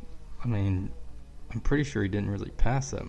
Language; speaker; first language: English; native; English